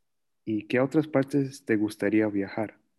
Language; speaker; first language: Spanish; early bilingual, heritage; Spanish